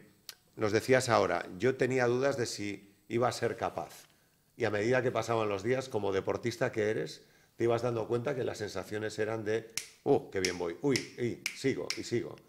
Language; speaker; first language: Spanish; native; Spanish